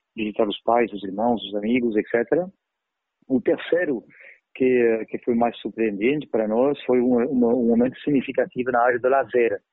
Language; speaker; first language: Portuguese; non-native, fluent; French